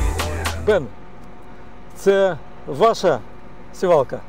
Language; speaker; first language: Ukrainian; native; Ukrainian